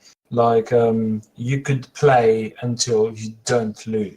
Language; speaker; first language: English; native; English